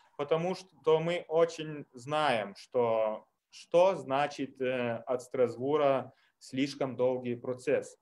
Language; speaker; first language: Russian; non-native, fluent; Lithuanian